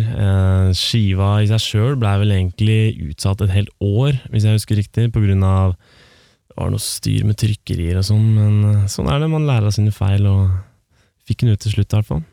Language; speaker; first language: Norwegian; native; Norwegian